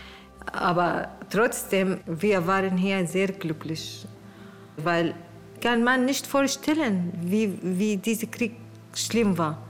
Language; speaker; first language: German; non-native, learner; Arabic